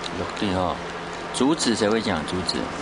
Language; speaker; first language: Chinese; native; Chinese